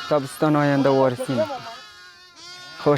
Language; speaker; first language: Persian; non-native, local second language; Kyrgyz